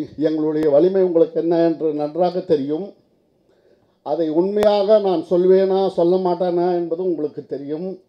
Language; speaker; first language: Tamil; native; Tamil